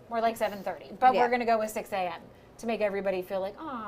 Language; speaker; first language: English; native; English